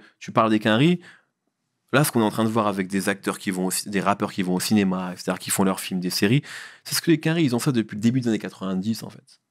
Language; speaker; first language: French; early bilingual, other home language; Arabic